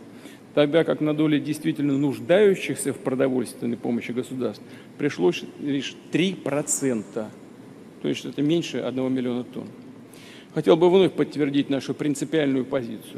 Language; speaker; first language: Russian; native; Russian